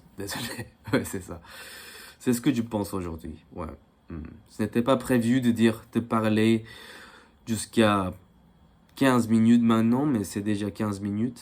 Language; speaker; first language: French; non-native, fluent; Korean